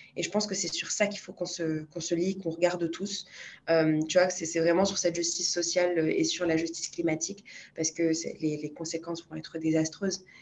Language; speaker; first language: French; non-native, local second language; Arabic